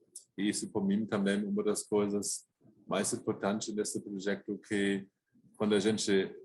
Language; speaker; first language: Portuguese; non-native, fluent; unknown